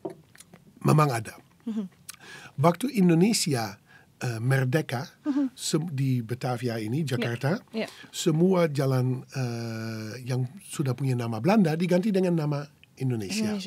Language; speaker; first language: Indonesian; non-native, fluent; Dutch